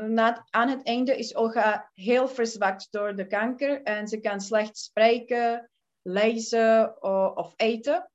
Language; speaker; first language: Dutch; non-native, learner; Czech